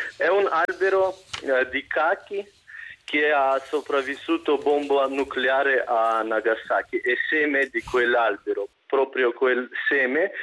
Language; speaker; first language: Italian; non-native, learner; Russian